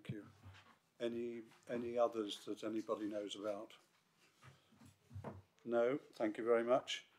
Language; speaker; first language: English; native; English